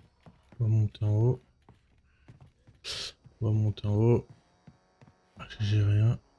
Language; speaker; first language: French; native; French